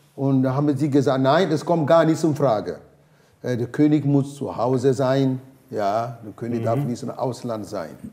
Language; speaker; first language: German; non-native, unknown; Ewe